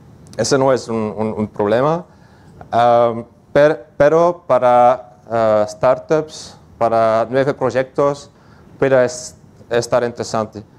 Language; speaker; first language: Spanish; non-native, learner; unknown